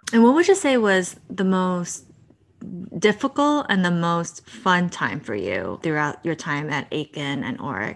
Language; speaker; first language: English; native; English